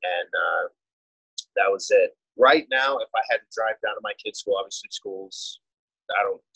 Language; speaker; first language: English; native; English